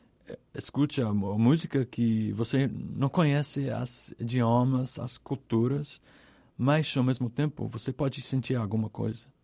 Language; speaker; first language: Portuguese; non-native, learner; English